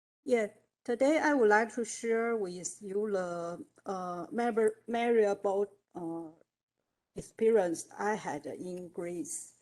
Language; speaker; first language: English; non-native, learner; Chinese